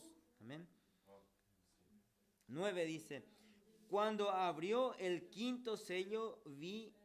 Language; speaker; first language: Spanish; native; Spanish